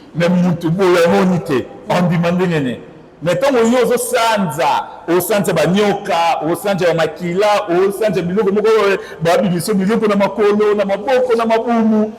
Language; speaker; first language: Lingala; non-native, local second language; Kongo